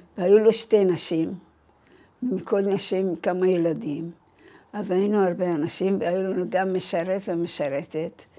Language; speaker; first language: Hebrew; early bilingual, other home language; Persian